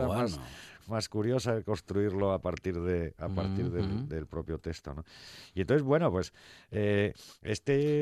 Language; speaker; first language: Spanish; native; Spanish